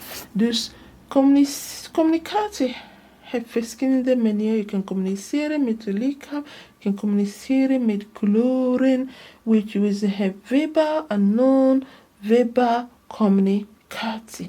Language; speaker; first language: Dutch; non-native, learner; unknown